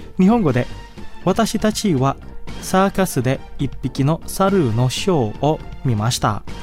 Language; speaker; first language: Japanese; non-native, fluent; Indonesian